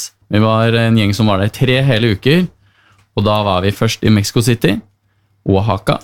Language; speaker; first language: Norwegian; native; Norwegian